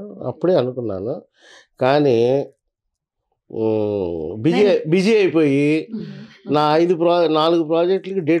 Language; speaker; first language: Telugu; native; Telugu